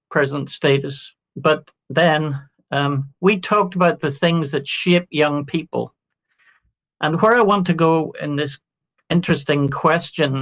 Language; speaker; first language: English; native; English